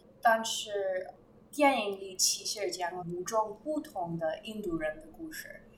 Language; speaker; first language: Chinese; non-native, learner; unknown